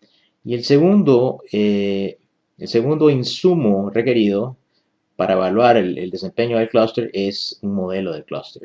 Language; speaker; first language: Spanish; native; Spanish